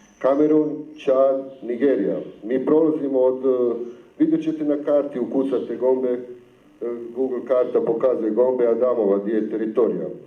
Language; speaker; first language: Croatian; native; Croatian